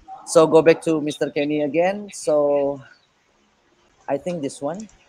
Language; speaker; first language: English; non-native, fluent; Indonesian